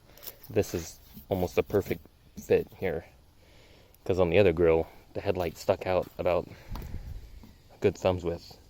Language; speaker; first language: English; native; English